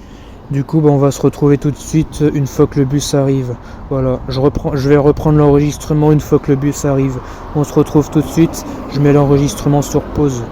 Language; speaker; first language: French; native; French